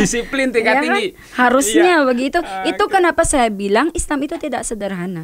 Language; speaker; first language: Indonesian; non-native, learner; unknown